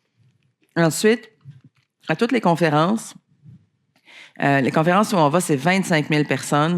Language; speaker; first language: French; native; French